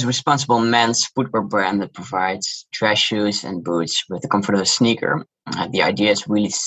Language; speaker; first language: English; non-native, fluent; Dutch